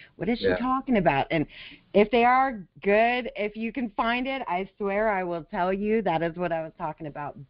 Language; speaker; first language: English; native; English